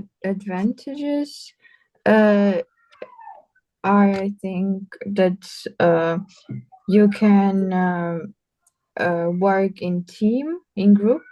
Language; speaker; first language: English; non-native, learner; Russian